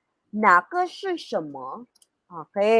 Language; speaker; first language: Chinese; non-native, learner; Filipino